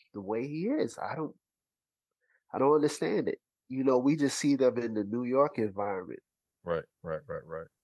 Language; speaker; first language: English; early bilingual, other home language; Haitian Creole